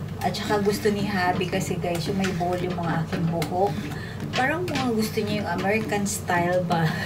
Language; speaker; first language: Filipino; non-native, local second language; Pampanga